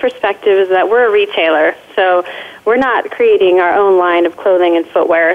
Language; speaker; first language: English; native; English